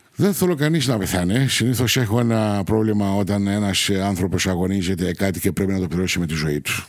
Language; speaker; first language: Greek; non-native, local second language; Turkish